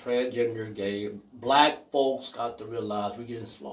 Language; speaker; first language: English; native; English